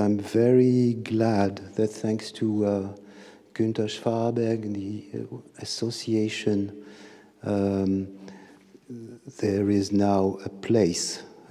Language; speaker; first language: English; non-native, fluent; French